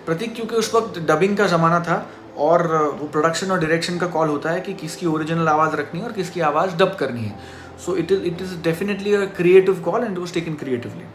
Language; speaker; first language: Hindi; non-native, local second language; Marathi